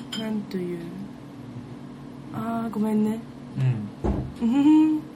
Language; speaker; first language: Japanese; non-native, learner; German